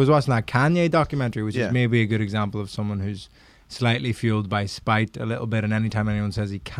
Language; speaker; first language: English; native; English